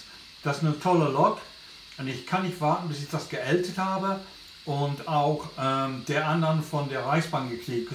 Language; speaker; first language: German; non-native, learner; English